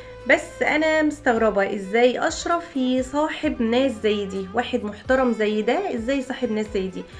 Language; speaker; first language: Arabic; native; Arabic